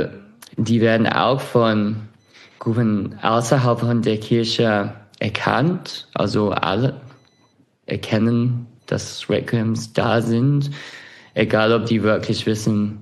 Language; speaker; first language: German; non-native, fluent; English